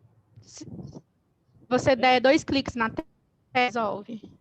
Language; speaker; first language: Portuguese; native; Portuguese